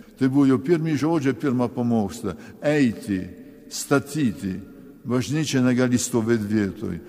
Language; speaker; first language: Lithuanian; early bilingual, heritage; Lithuanian